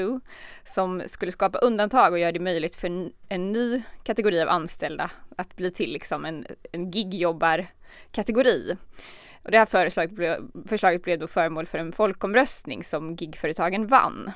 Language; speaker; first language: Swedish; native; Swedish